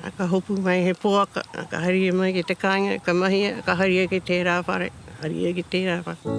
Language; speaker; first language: Māori; native; Māori